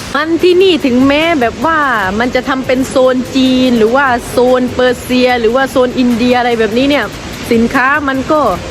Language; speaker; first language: Thai; native; Thai